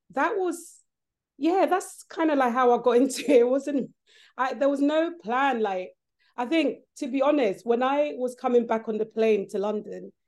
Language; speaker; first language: English; early bilingual, other home language; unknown